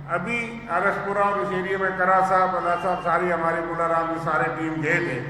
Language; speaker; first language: Urdu; non-native, local second language; Dogri